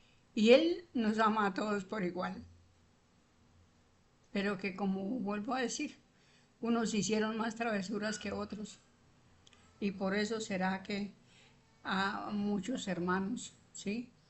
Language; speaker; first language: Spanish; native; Spanish